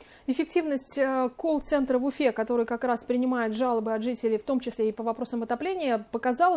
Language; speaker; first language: Russian; native; Russian